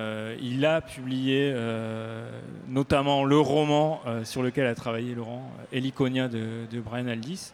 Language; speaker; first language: French; native; French